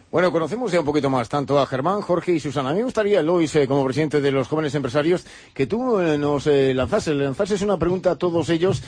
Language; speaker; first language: Spanish; native; Spanish